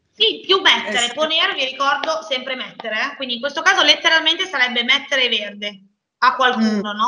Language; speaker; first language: Italian; native; Italian